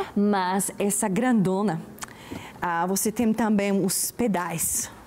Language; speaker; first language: Portuguese; non-native, fluent; Slovak